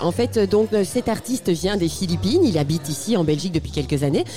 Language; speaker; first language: French; native; French